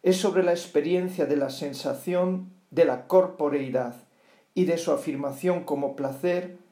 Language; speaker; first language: Spanish; non-native, local second language; Galician